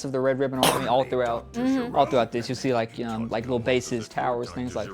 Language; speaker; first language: English; native; English